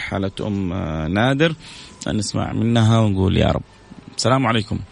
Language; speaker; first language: Arabic; native; Arabic